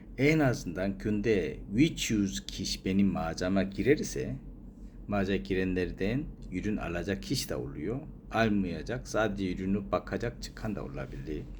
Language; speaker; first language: Turkish; non-native, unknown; Korean